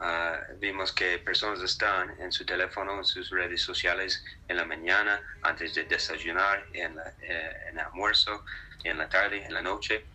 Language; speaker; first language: Spanish; non-native, fluent; English